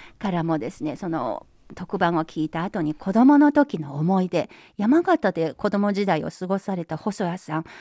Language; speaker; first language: Japanese; non-native, fluent; Chinese